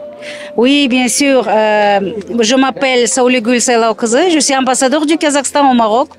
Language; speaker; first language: French; non-native, fluent; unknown